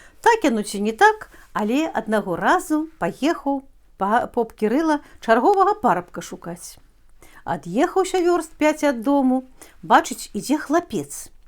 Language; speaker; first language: Belarusian; native; Belarusian